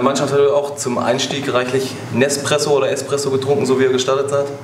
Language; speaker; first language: German; native; German